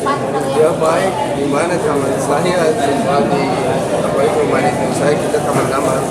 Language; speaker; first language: Indonesian; non-native, learner; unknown